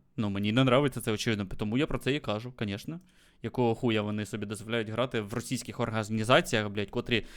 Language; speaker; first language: Ukrainian; native; Ukrainian